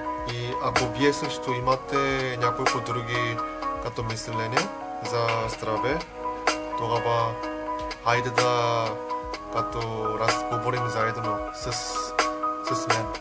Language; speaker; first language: Bulgarian; non-native, learner; Korean